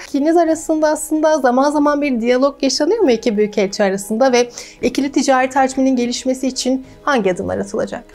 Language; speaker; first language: Turkish; native; Turkish